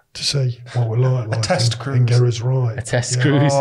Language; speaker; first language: English; native; English